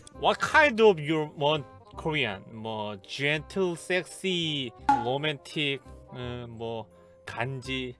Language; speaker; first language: English; non-native, learner; Korean